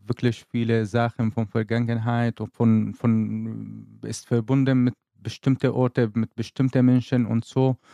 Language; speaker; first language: German; non-native, learner; Arabic